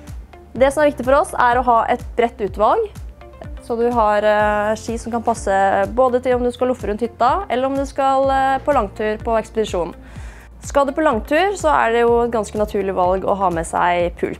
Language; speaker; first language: Norwegian; native; Norwegian